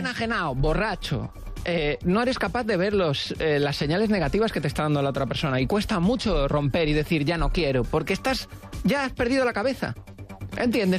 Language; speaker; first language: Spanish; native; Spanish